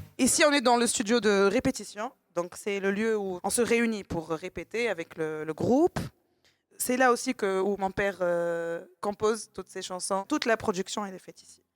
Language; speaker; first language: French; non-native, local second language; Arabic